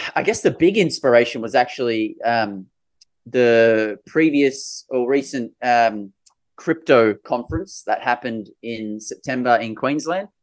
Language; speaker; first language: English; native; English